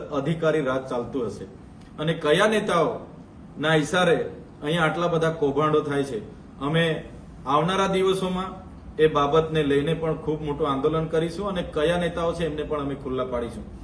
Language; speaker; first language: Gujarati; non-native, local second language; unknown